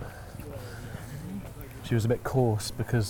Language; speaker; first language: English; native; English